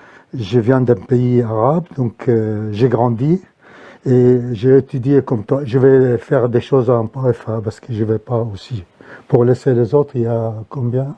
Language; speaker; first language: French; non-native, fluent; Arabic